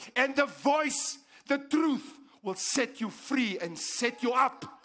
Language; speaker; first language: English; non-native, local second language; Afrikaans